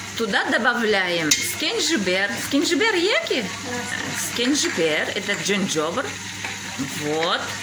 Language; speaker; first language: Russian; non-native, local second language; Kazakh